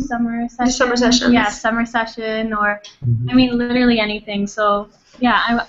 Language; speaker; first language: English; non-native, fluent; Thai